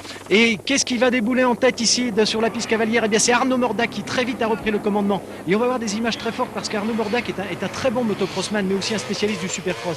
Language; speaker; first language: French; native; French